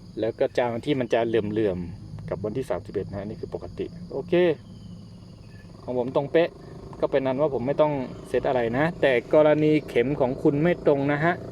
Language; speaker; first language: Thai; native; Thai